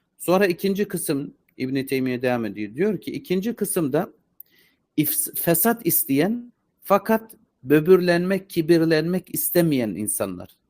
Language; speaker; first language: Turkish; native; Turkish